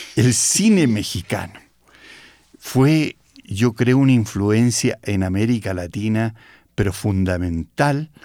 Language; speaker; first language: Spanish; native; Spanish